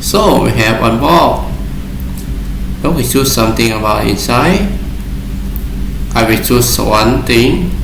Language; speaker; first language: English; non-native, learner; Vietnamese